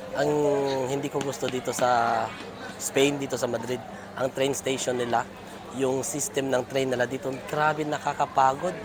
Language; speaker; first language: Filipino; non-native, local second language; Cebuano